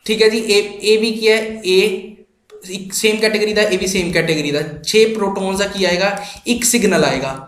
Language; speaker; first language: Hindi; non-native, local second language; Punjabi